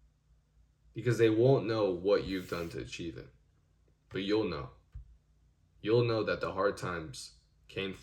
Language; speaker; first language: English; native; English